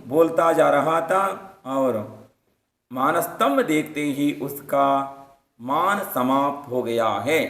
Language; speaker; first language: Hindi; non-native, local second language; Kannada